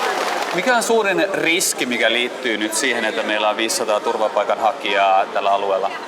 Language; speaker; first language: Finnish; native; Finnish